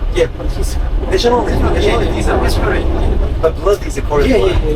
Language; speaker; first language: English; non-native, learner; Korean